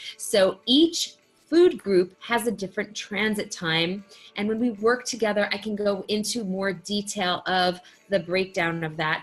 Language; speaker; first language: English; native; English